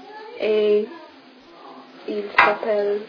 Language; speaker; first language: French; non-native, learner; English